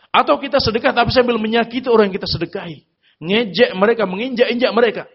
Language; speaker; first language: Indonesian; native; Indonesian